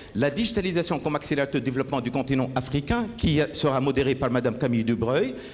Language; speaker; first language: French; non-native, local second language; Arabic